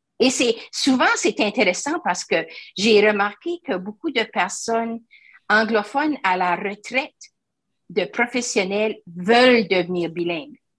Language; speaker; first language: French; native; French